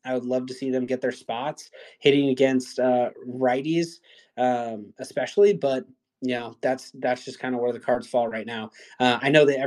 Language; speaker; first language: English; native; English